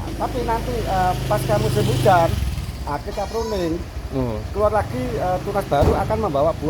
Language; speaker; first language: Indonesian; non-native, local second language; Javanese